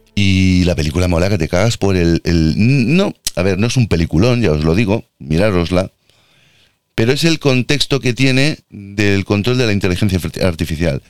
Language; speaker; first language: Spanish; native; Spanish